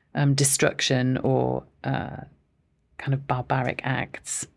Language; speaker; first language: English; native; English